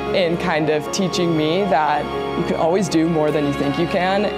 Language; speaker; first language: English; native; English